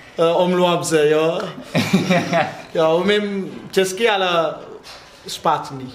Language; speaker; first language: Czech; non-native, learner; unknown